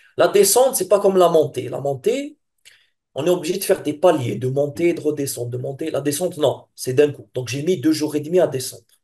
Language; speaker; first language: French; non-native, local second language; Arabic